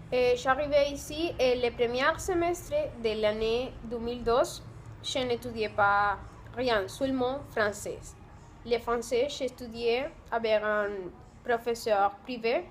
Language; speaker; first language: French; non-native, learner; Spanish